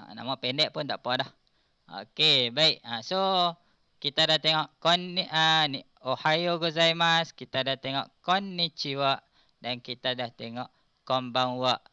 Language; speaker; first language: Malay; native; Malay